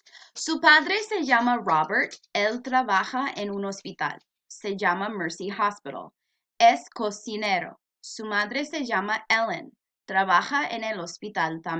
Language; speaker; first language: Spanish; non-native, fluent; English